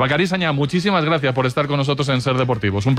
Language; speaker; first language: Spanish; native; Spanish